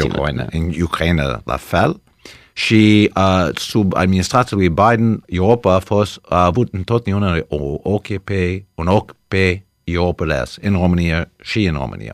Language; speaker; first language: Romanian; early bilingual, heritage; Romanian